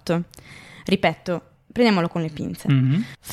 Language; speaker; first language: Italian; native; Italian